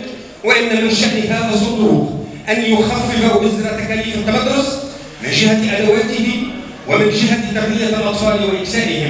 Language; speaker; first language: Arabic; native; Arabic